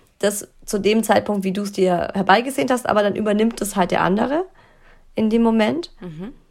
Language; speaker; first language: German; native; German